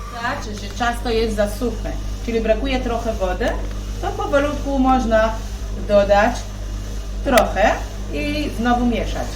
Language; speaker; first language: Polish; non-native, learner; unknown